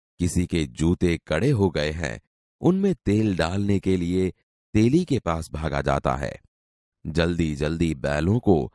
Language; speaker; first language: Hindi; non-native, local second language; Gujarati